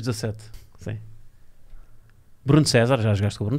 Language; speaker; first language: Portuguese; native; Portuguese